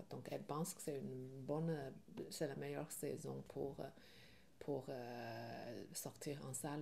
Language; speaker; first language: French; non-native, learner; Chinese